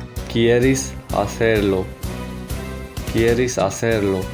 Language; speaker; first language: Spanish; non-native, fluent; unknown